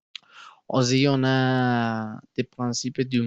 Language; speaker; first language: French; non-native, learner; Spanish